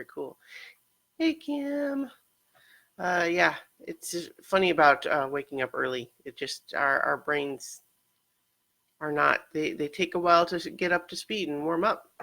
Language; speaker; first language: English; native; English